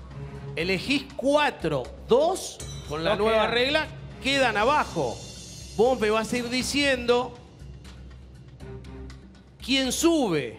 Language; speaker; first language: Spanish; native; Spanish